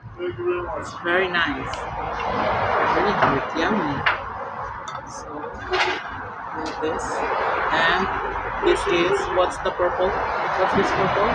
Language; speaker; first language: English; non-native, learner; Filipino